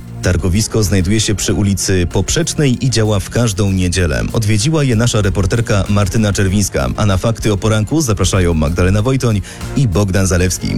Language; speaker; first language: Polish; native; Polish